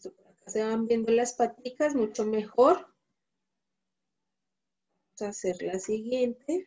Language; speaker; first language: Spanish; native; Spanish